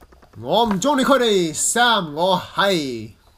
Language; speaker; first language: Cantonese; early bilingual, heritage; English